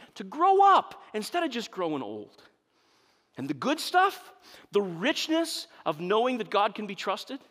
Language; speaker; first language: English; native; English